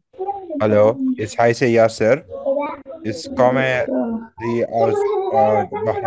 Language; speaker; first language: German; non-native, learner; Bangla